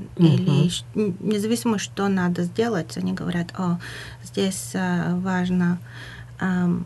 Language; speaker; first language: Russian; non-native, fluent; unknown